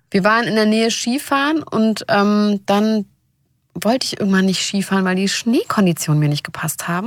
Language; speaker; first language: German; native; German